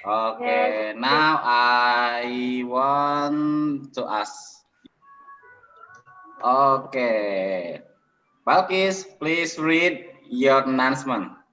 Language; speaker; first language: English; non-native, learner; Indonesian